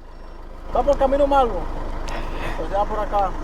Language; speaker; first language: Spanish; native; Spanish